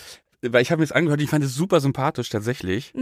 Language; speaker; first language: German; native; German